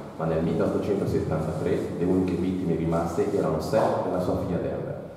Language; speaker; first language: Italian; native; Italian